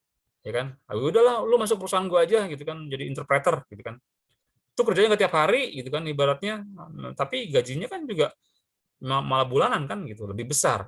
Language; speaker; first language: Indonesian; native; Indonesian